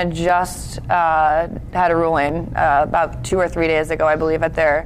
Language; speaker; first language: English; native; English